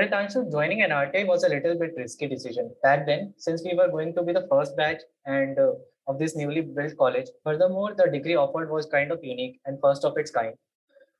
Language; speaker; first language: English; non-native, local second language; Hindi